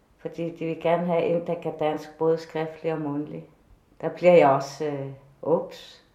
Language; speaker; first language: Danish; non-native, local second language; Kalaallisut